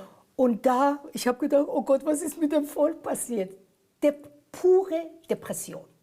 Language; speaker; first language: German; non-native, fluent; Persian